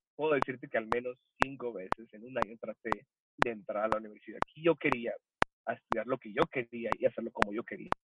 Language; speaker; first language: Spanish; early bilingual, heritage; Spanish